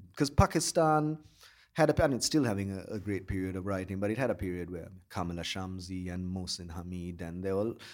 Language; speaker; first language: English; non-native, local second language; Sinhala